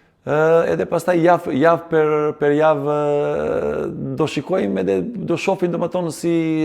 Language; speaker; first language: Albanian; non-native, fluent; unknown